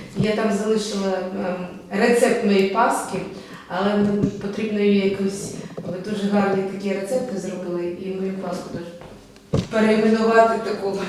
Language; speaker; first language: Ukrainian; non-native, local second language; Russian